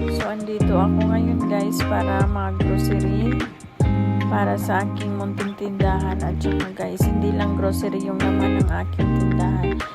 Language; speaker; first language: Filipino; non-native, local second language; Hiligaynon